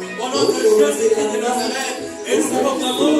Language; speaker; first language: French; non-native, local second language; Lingala